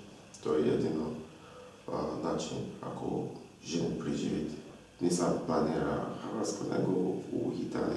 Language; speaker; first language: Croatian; non-native, learner; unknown